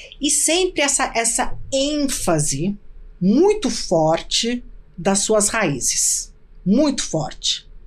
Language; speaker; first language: Portuguese; early bilingual, other home language; Arabic